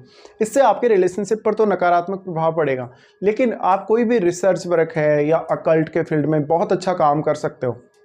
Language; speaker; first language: Hindi; native; Hindi